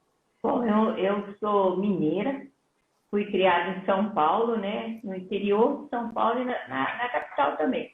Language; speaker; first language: Portuguese; native; Portuguese